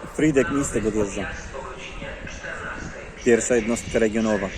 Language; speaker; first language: Polish; native; Polish